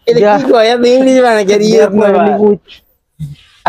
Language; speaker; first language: English; non-native, learner; Bangla